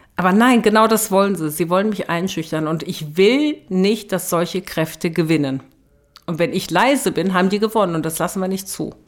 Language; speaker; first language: German; early bilingual, other home language; Turkish